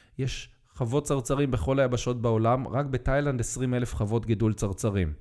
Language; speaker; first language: Hebrew; native; Hebrew